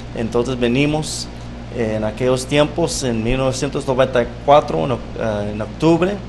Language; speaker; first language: Spanish; non-native, fluent; English